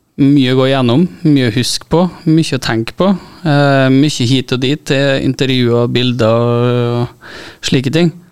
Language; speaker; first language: Norwegian; native; Norwegian